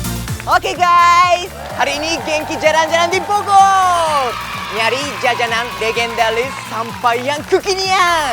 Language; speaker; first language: Indonesian; non-native, learner; Japanese